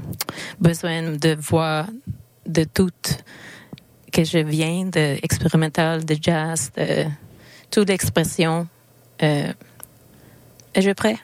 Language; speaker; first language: French; non-native, learner; Swedish